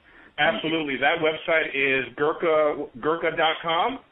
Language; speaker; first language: English; native; English